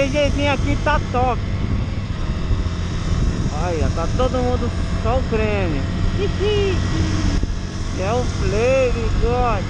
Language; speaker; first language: Portuguese; native; Portuguese